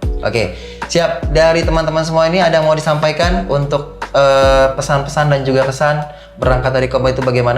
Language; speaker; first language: Indonesian; native; Indonesian